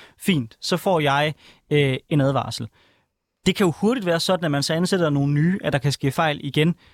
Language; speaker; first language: Danish; native; Danish